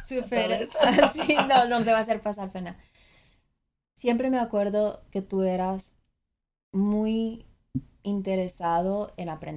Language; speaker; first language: Spanish; early bilingual, other home language; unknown